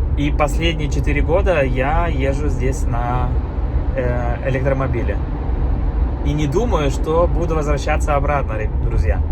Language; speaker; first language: Russian; native; Russian